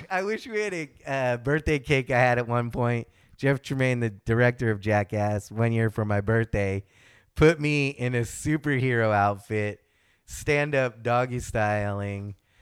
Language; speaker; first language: English; early bilingual, other home language; German